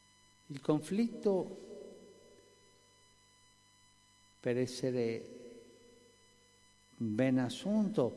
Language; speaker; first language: Italian; early bilingual, heritage; Spanish